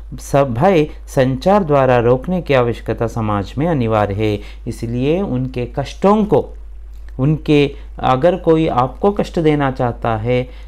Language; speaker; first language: Hindi; non-native, local second language; Kannada